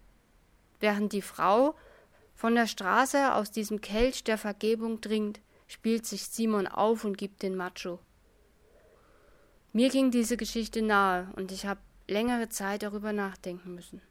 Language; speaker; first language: German; native; German